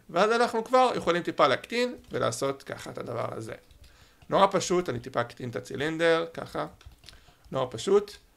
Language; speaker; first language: Hebrew; native; Hebrew